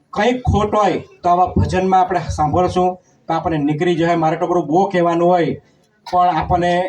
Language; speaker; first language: Gujarati; non-native, local second language; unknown